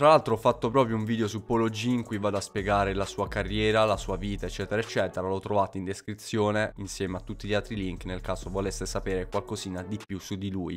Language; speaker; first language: Italian; native; Italian